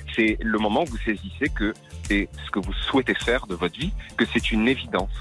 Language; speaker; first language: French; native; French